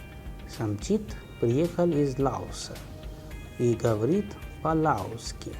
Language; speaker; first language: Russian; non-native, fluent; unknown